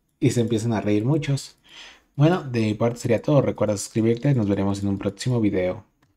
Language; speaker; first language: Spanish; native; Spanish